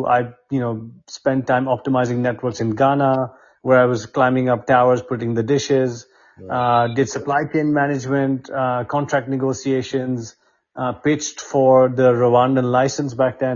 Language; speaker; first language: English; non-native, local second language; Hindi